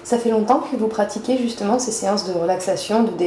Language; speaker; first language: French; native; French